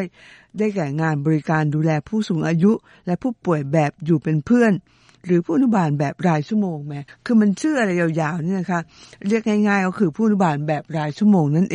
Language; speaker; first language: Thai; native; Thai